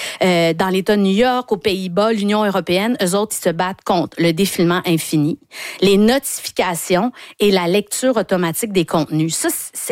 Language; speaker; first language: French; native; French